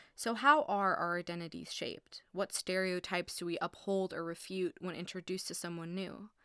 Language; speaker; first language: English; early bilingual, heritage; English